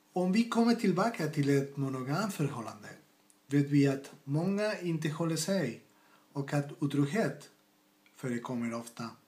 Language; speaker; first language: Swedish; non-native, fluent; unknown